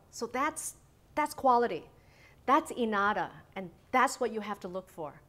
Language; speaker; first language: English; early bilingual, other home language; Vietnamese